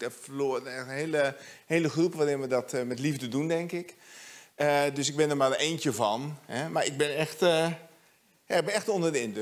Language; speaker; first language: Dutch; native; Dutch